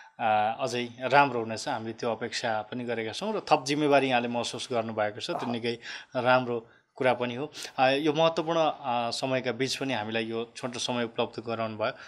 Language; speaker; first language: Nepali; native; Nepali